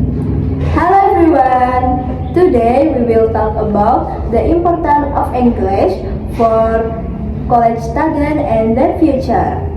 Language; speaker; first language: English; non-native, learner; Indonesian